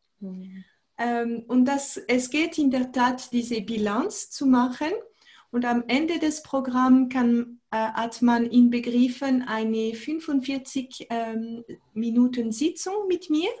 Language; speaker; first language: German; non-native, fluent; French